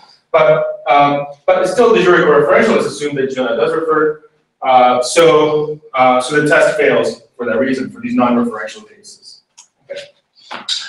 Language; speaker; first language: English; early bilingual, other home language; Spanish